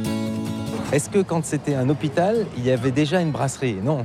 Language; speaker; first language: French; native; French